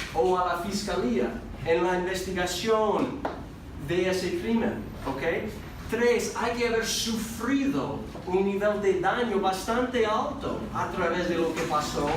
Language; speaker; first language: Spanish; non-native, fluent; English